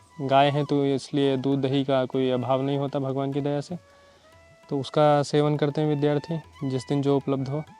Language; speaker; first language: Hindi; native; Hindi